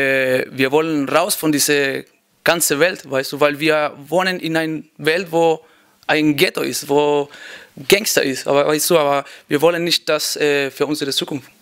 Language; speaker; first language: German; non-native, fluent; Spanish